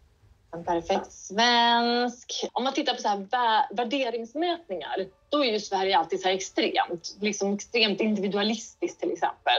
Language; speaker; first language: Swedish; native; Swedish